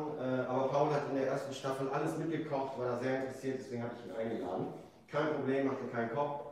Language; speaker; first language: German; native; German